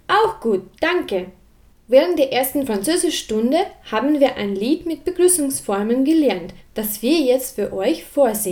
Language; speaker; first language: German; non-native, fluent; Russian